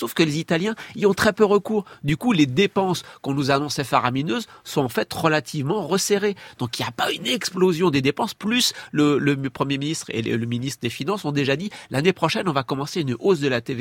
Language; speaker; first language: French; native; French